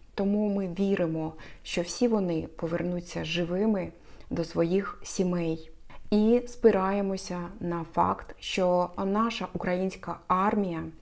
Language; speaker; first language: Ukrainian; non-native, local second language; Russian